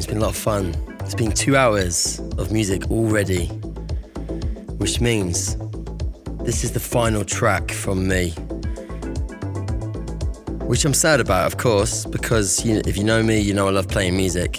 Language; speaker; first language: English; native; English